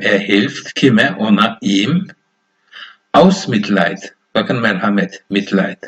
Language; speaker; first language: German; non-native, fluent; Turkish